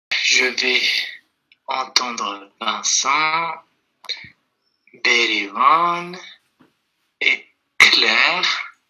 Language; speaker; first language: French; non-native, fluent; Kurdish